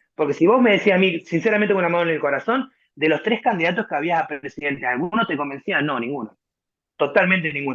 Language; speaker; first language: Spanish; native; Spanish